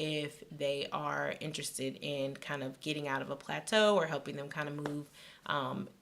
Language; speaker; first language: English; native; English